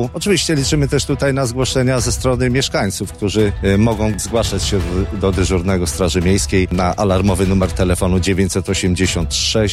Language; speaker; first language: Polish; native; Polish